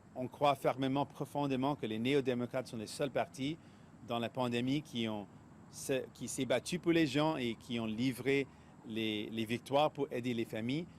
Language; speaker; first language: French; non-native, local second language; English